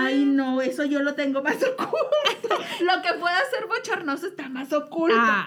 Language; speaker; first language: Spanish; native; Spanish